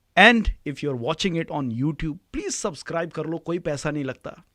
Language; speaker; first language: English; non-native, local second language; Hindi